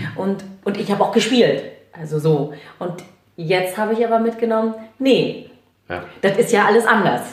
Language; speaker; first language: German; native; German